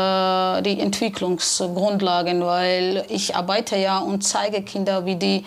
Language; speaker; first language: German; non-native, fluent; Georgian